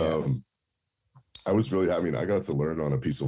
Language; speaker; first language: English; native; English